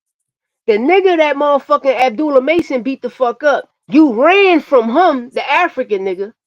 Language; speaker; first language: English; native; English